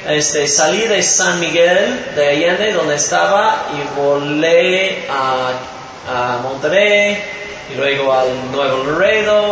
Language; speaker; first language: Spanish; non-native, fluent; English